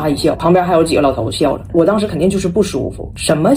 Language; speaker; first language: Chinese; native; Chinese